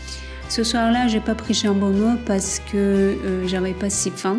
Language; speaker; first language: French; non-native, fluent; Turkish